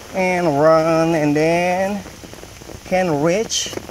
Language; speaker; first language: English; non-native, fluent; Korean